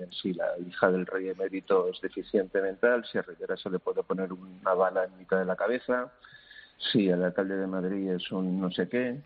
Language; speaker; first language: Spanish; native; Spanish